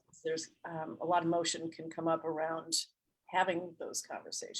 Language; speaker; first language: English; native; English